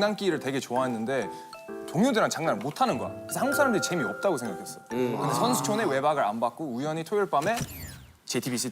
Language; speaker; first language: Korean; non-native, learner; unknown